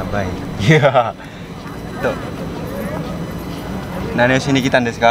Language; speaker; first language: Japanese; non-native, learner; Indonesian